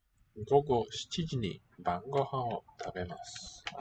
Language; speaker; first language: Japanese; non-native, learner; English